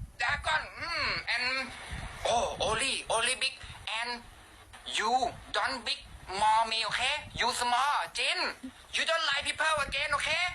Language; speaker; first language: English; non-native, learner; Thai